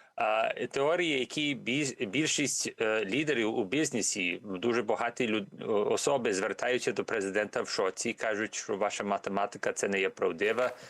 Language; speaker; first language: Ukrainian; early bilingual, heritage; Ukrainian